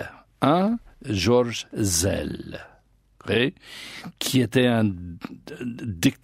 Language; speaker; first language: French; non-native, learner; English